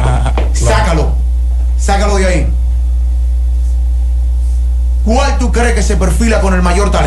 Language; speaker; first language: Spanish; native; Spanish